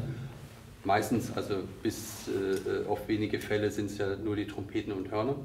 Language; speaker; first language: German; native; German